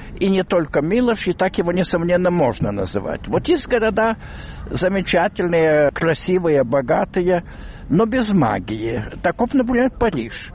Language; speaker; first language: Russian; non-native, local second language; Lithuanian